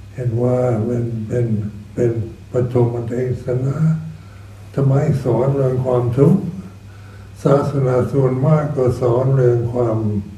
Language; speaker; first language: Thai; non-native, fluent; English